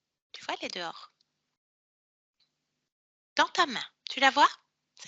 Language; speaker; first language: French; native; French